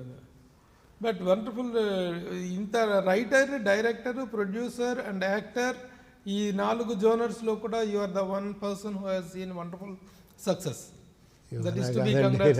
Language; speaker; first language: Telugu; native; Telugu